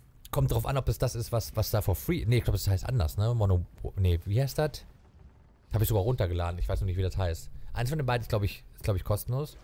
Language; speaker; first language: German; native; German